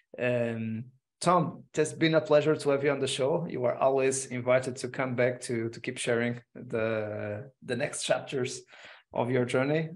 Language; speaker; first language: English; non-native, fluent; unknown